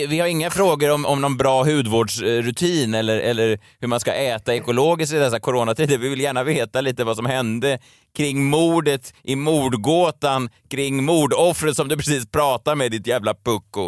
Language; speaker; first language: Swedish; native; Swedish